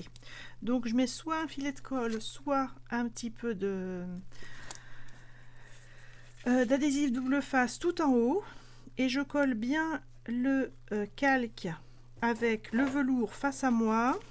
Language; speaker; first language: French; native; French